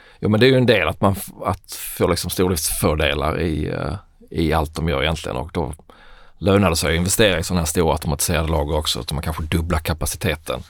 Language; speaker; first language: Swedish; native; Swedish